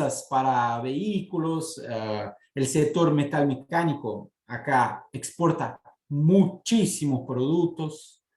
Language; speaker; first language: Spanish; non-native, fluent; Portuguese